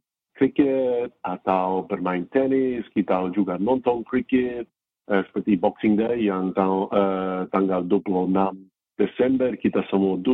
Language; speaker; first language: Indonesian; non-native, fluent; English